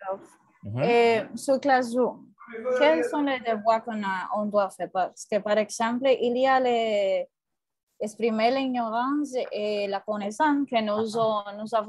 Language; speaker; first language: French; non-native, learner; Spanish